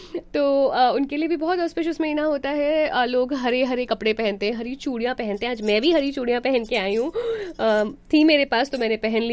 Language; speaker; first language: Hindi; native; Hindi